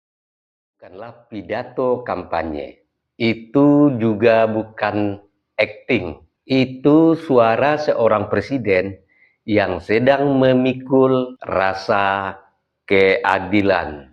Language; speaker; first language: Indonesian; native; Indonesian